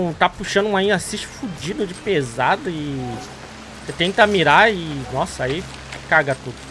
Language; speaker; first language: Portuguese; native; Portuguese